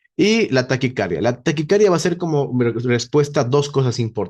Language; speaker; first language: Spanish; native; Spanish